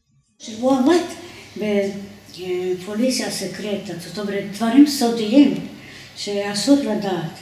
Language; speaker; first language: Hebrew; non-native, fluent; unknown